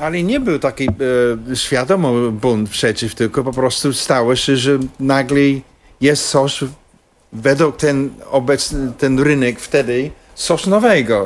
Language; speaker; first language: Polish; non-native, fluent; English